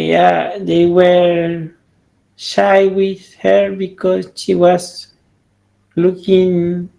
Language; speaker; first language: English; non-native, learner; Spanish